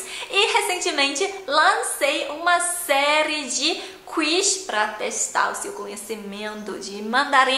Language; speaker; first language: Portuguese; non-native, fluent; Chinese